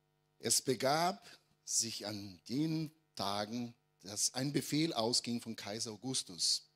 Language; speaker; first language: German; non-native, fluent; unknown